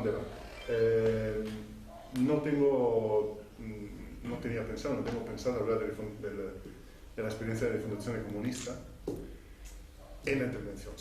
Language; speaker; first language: Spanish; non-native, fluent; Italian